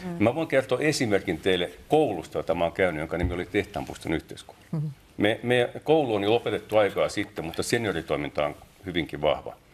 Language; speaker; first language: Finnish; non-native, local second language; Tatar